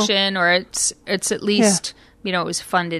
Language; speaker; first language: English; native; English